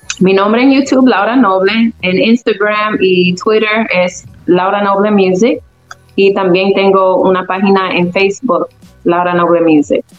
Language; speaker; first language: Spanish; early bilingual, other home language; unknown